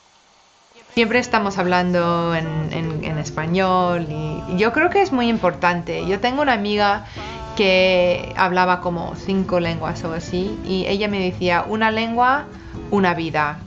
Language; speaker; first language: Spanish; non-native, fluent; English